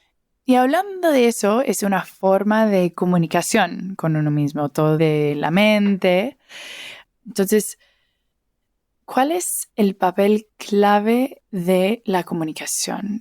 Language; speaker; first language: Spanish; early bilingual, heritage; English